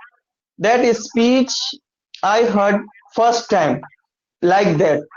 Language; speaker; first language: English; non-native, learner; Hindi